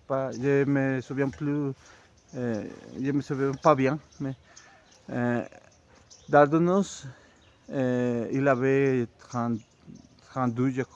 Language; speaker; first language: French; non-native, fluent; Spanish